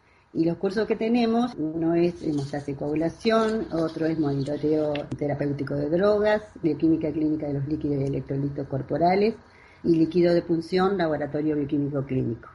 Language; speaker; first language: Spanish; native; Spanish